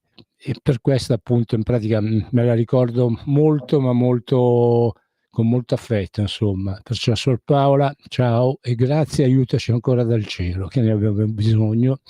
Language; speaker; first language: Italian; native; Italian